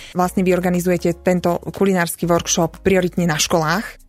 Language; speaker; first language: Slovak; native; Slovak